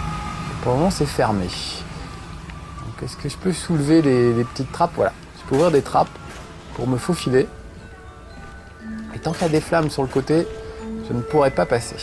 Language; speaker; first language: French; native; French